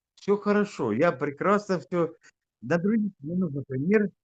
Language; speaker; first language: Russian; native; Russian